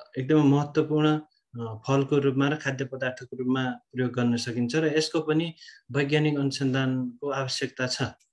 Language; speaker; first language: Nepali; native; Nepali